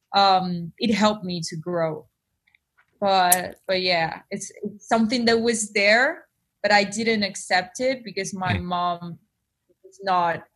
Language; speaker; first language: English; non-native, fluent; Spanish